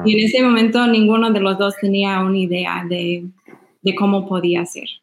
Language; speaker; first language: Spanish; non-native, fluent; English